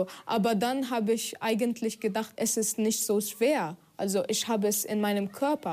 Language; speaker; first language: German; non-native, fluent; Arabic